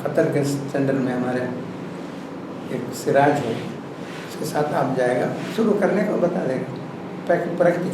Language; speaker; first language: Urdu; non-native, local second language; Malayalam